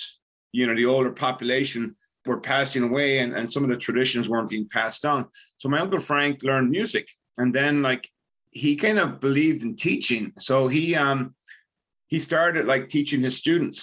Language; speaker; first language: English; native; English